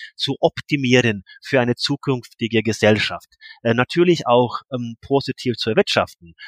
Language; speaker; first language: German; non-native, fluent; Norwegian